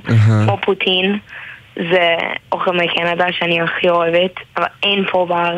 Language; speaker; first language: Hebrew; non-native, learner; English